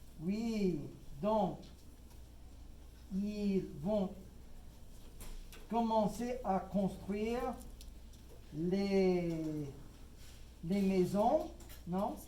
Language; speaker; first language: French; non-native, fluent; English